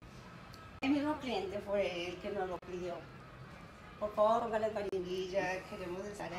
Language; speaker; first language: Spanish; native; Spanish